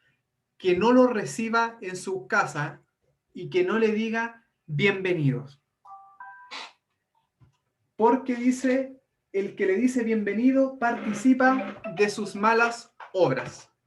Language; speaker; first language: Spanish; native; Spanish